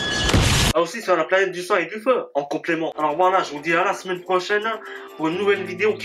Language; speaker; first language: French; native; French